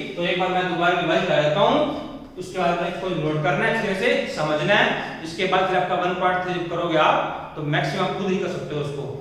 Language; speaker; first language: Hindi; native; Hindi